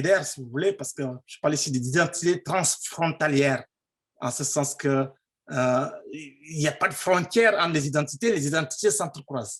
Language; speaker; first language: French; non-native, local second language; Fula